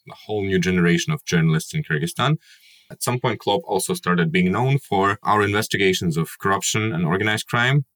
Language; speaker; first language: English; non-native, fluent; Kyrgyz